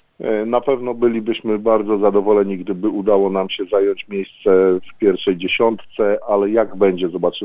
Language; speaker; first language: Polish; native; Polish